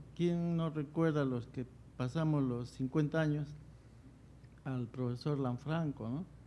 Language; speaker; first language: Spanish; native; Spanish